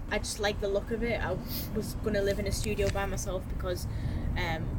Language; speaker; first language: English; native; English